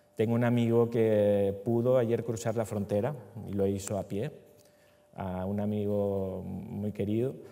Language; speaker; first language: Spanish; native; Spanish